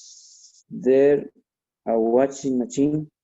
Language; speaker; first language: English; non-native, learner; Spanish